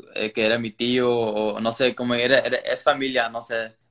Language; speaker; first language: Spanish; early bilingual, heritage; Spanish